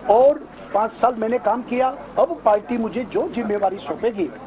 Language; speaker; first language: Hindi; non-native, local second language; Gujarati